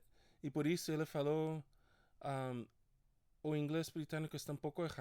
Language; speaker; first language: Portuguese; non-native, learner; English